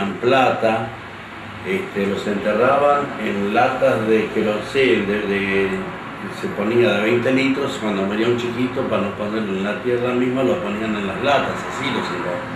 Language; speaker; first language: Spanish; native; Spanish